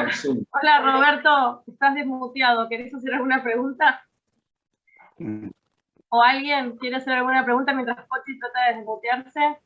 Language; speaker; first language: Spanish; native; Spanish